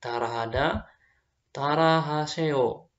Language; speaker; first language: Korean; non-native, fluent; Indonesian